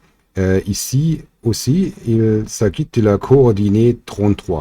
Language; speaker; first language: French; non-native, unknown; German